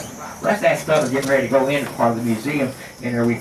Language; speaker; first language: English; native; English